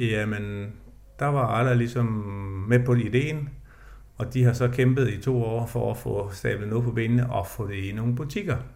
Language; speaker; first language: Danish; native; Danish